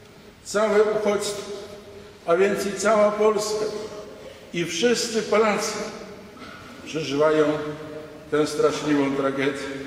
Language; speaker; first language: Polish; native; Polish